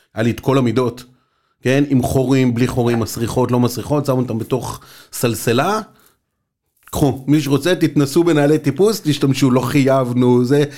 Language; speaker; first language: Hebrew; native; Hebrew